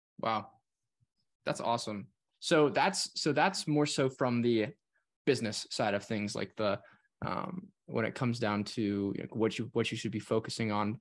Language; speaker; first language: English; native; English